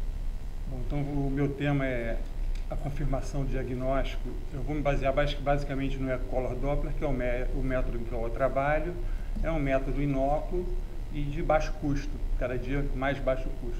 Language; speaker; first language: Portuguese; native; Portuguese